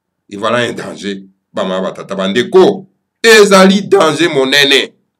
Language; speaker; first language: French; non-native, local second language; Lingala